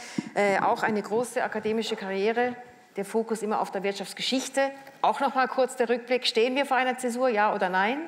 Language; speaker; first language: German; native; German